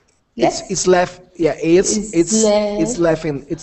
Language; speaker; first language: English; non-native, fluent; Spanish